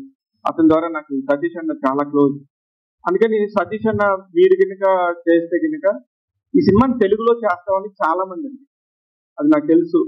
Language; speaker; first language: Telugu; native; Telugu